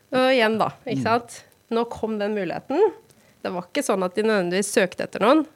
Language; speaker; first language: Norwegian; native; Norwegian